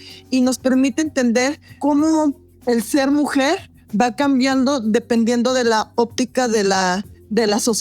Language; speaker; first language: Spanish; native; Spanish